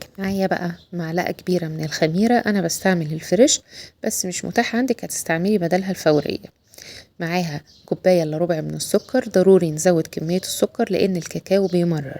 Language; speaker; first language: Arabic; native; Arabic